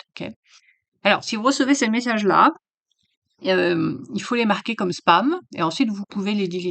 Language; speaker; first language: French; native; French